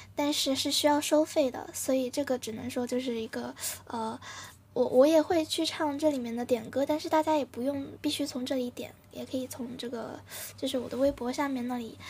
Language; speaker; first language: Chinese; native; Chinese